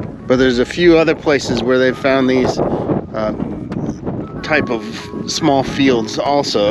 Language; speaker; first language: English; native; English